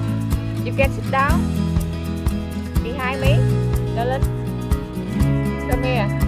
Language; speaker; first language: English; non-native, learner; Vietnamese